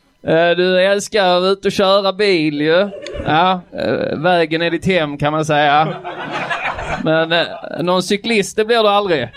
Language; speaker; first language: Swedish; native; Swedish